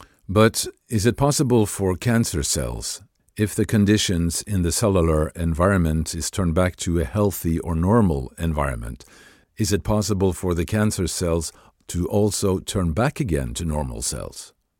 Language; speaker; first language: English; non-native, fluent; Norwegian